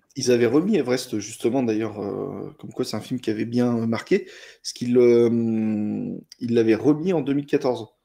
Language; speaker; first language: French; native; French